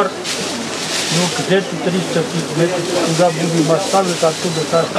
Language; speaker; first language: Russian; non-native, learner; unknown